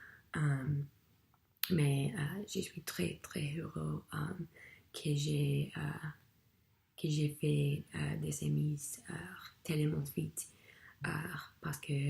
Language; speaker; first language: French; non-native, learner; English